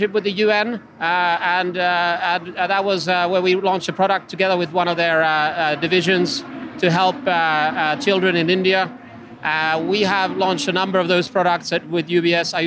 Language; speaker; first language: English; non-native, fluent; Finnish